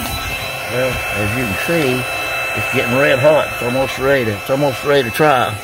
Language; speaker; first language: English; native; English